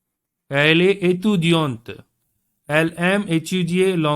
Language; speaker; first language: French; non-native, learner; Tamil